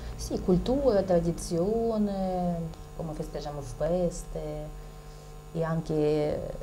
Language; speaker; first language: Italian; non-native, learner; Ukrainian